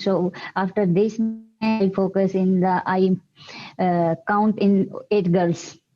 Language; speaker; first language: English; non-native, learner; Hindi